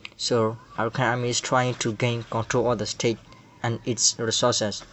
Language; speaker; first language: English; non-native, learner; Burmese